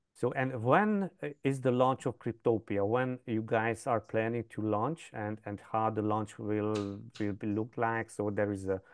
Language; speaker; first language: English; non-native, fluent; Hungarian